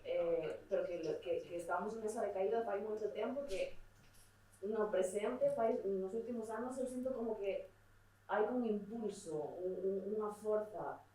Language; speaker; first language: Galician; non-native, local second language; Spanish